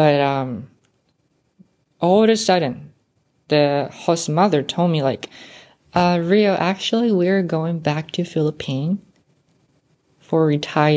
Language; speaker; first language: English; non-native, fluent; Japanese